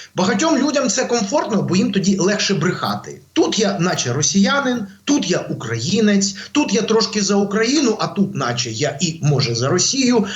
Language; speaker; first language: Ukrainian; non-native, local second language; Russian